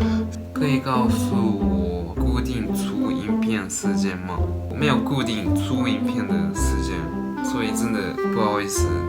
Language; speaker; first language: Chinese; non-native, fluent; Japanese